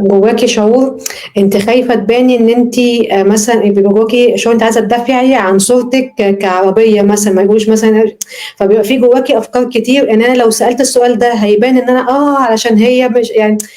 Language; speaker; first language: Arabic; native; Arabic